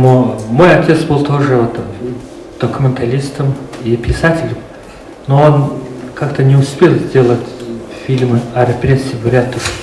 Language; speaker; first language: Russian; non-native, fluent; Mongolian